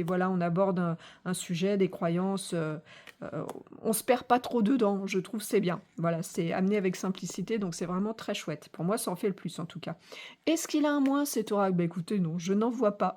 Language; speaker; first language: French; native; French